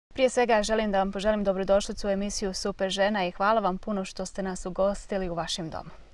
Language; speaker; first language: Croatian; native; Croatian